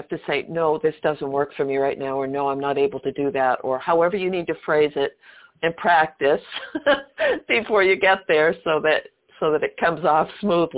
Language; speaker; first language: English; native; English